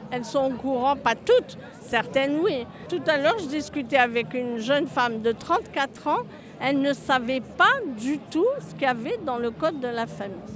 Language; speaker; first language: French; non-native, local second language; Arabic